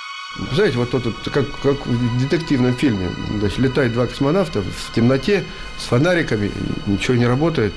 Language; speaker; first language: Russian; native; Russian